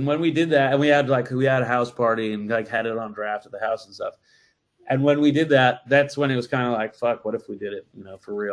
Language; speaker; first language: English; native; English